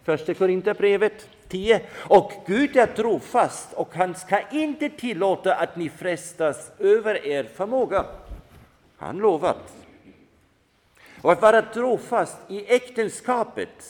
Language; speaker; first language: Swedish; non-native, fluent; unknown